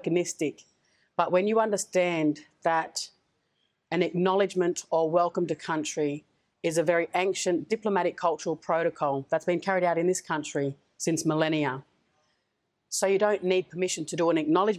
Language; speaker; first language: English; native; English